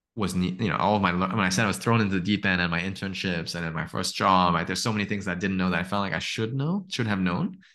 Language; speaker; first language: English; native; English